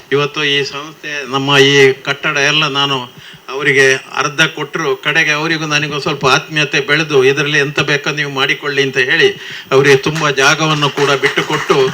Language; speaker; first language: Kannada; native; Kannada